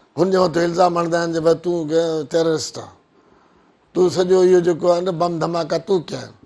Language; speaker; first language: Sindhi; non-native, local second language; Brahui